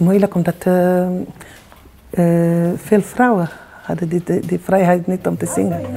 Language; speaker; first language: Dutch; non-native, learner; Kabuverdianu